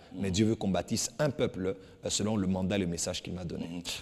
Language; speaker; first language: French; non-native, local second language; Lingala